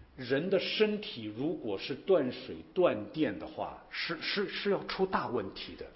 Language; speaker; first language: Chinese; native; Chinese